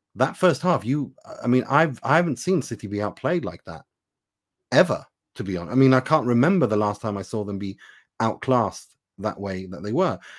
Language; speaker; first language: English; non-native, fluent; Persian